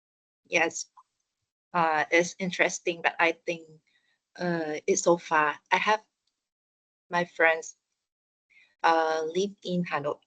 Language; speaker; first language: English; non-native, learner; Vietnamese